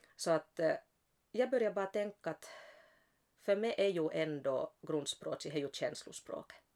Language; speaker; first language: Swedish; native; Swedish